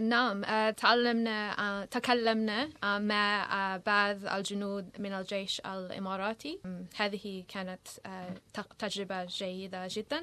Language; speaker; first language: Arabic; non-native, learner; English